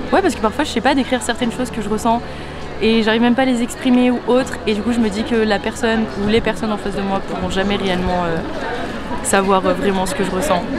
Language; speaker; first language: French; native; French